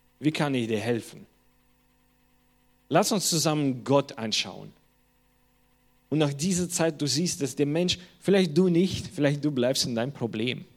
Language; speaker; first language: German; non-native, fluent; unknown